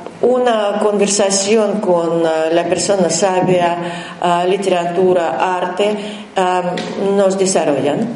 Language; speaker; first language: Spanish; non-native, learner; Russian